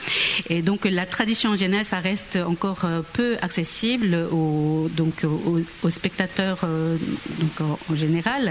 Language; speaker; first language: French; non-native, fluent; Korean